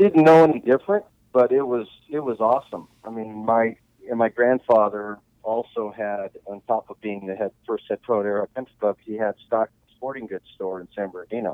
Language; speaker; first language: English; native; English